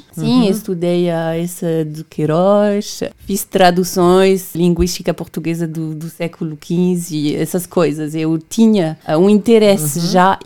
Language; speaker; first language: Portuguese; non-native, fluent; French